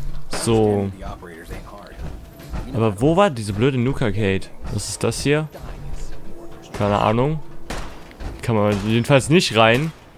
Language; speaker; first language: German; native; German